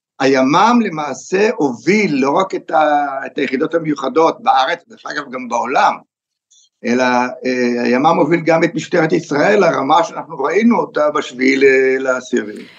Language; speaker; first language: Hebrew; native; Hebrew